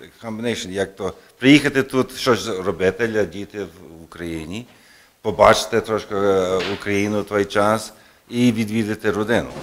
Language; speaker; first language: Ukrainian; early bilingual, heritage; Ukrainian